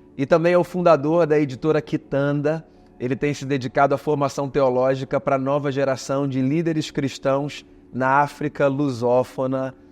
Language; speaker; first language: Portuguese; native; Portuguese